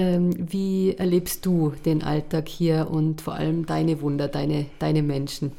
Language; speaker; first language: German; native; German